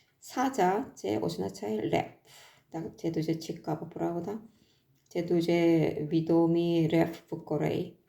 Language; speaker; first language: Ukrainian; non-native, learner; Korean